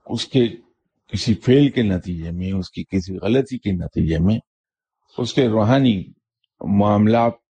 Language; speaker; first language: Urdu; native; Urdu